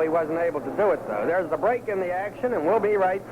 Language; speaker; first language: English; native; English